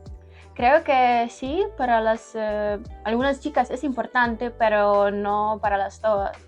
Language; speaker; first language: Spanish; non-native, learner; Ukrainian